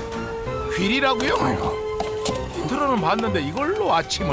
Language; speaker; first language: Korean; native; Korean